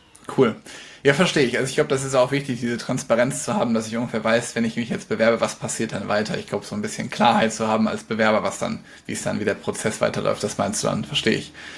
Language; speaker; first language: German; native; German